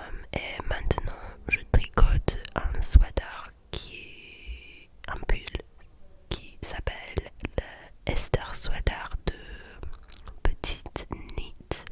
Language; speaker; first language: French; non-native, learner; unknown